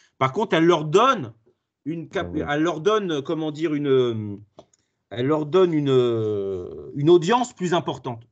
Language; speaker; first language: French; native; French